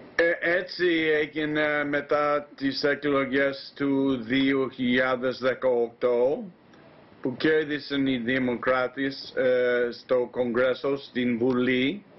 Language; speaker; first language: Greek; non-native, fluent; English